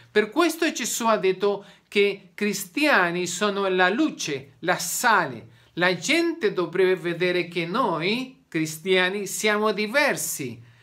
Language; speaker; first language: Italian; non-native, learner; Spanish